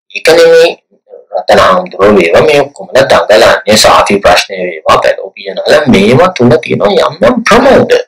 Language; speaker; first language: Sinhala; native; Sinhala